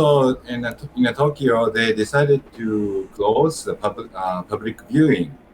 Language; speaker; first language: English; non-native, learner; Japanese